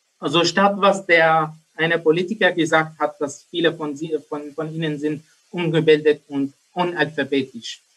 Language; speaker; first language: German; non-native, learner; Arabic